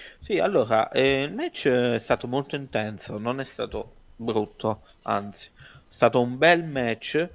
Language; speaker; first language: Italian; native; Italian